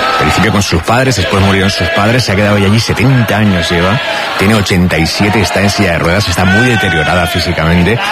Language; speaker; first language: Spanish; native; Spanish